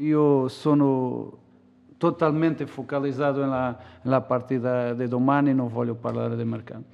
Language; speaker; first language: Italian; non-native, learner; Portuguese